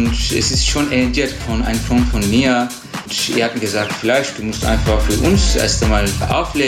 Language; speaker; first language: German; non-native, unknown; Turkish